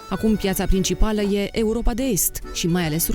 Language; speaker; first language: Romanian; native; Romanian